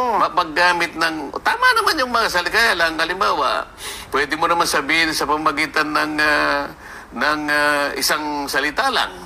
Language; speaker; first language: Filipino; non-native, local second language; Pampanga